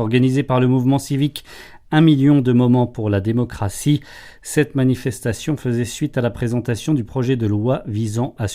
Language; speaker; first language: French; native; French